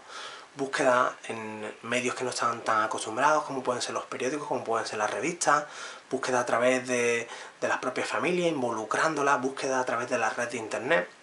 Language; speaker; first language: Spanish; native; Spanish